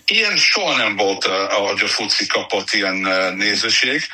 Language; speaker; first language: Hungarian; non-native, fluent; English